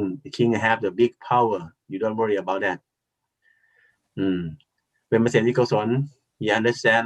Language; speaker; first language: English; non-native, learner; Thai